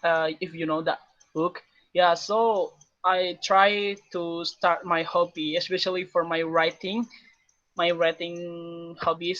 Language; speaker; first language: English; non-native, learner; Indonesian